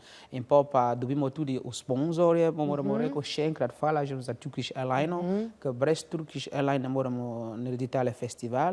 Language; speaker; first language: Slovenian; non-native, learner; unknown